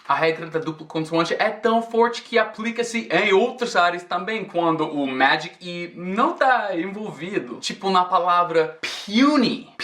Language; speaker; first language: Portuguese; non-native, fluent; English